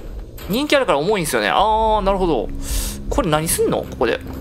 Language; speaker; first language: Japanese; native; Japanese